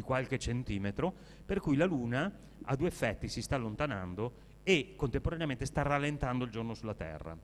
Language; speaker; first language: Italian; native; Italian